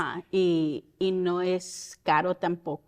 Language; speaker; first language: Spanish; early bilingual, heritage; Spanish